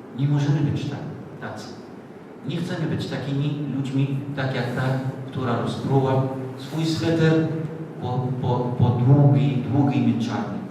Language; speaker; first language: Polish; non-native, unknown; Arabic